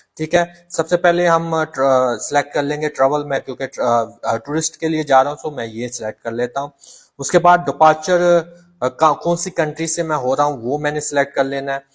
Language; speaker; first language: Urdu; non-native, local second language; Punjabi